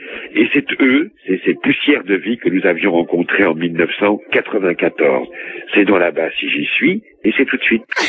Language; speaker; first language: French; native; French